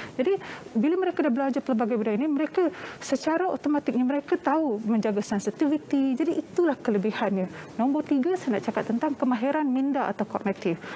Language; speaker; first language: Malay; native; Malay